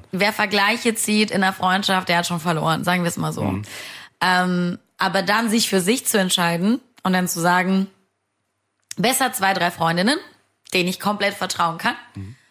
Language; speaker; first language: German; early bilingual, other home language; Romanian